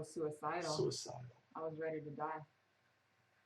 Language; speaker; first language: English; native; English